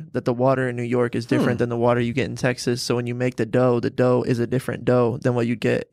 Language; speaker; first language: English; native; English